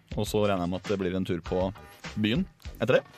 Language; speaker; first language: Norwegian; native; Norwegian